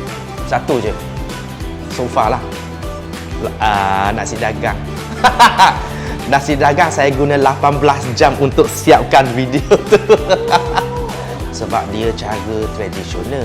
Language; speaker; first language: Malay; native; Malay